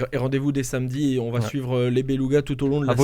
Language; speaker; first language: French; native; French